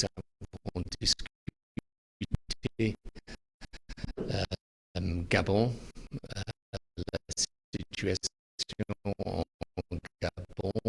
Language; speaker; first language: French; non-native, fluent; English